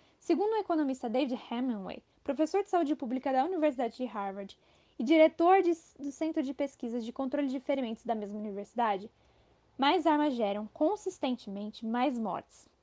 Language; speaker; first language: Portuguese; native; Portuguese